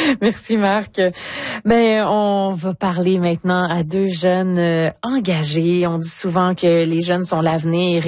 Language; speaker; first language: French; native; French